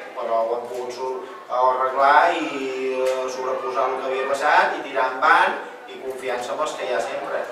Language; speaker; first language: Catalan; native; Catalan